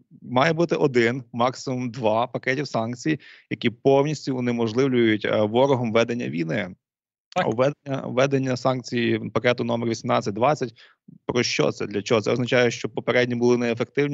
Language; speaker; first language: Ukrainian; native; Ukrainian